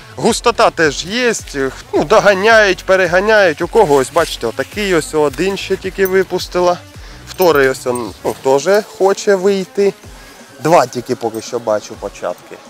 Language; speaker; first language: Ukrainian; non-native, local second language; Russian